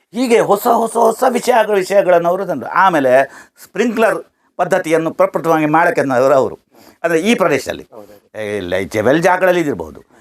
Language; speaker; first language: Kannada; non-native, local second language; Konkani